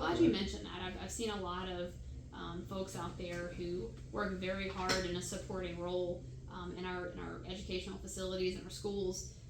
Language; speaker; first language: English; native; English